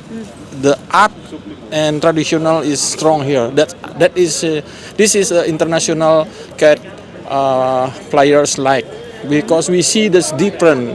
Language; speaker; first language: English; non-native, learner; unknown